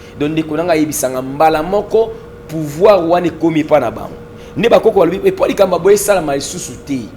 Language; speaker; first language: Lingala; non-native, local second language; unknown